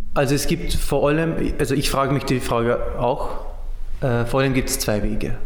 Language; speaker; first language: German; native; German